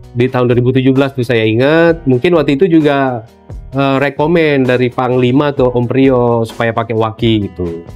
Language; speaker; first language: Indonesian; native; Indonesian